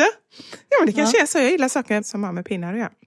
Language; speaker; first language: Swedish; native; Swedish